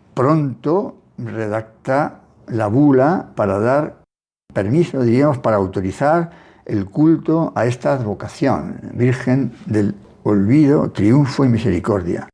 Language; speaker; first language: Spanish; native; Spanish